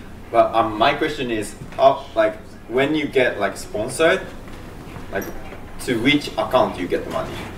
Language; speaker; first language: English; non-native, fluent; Japanese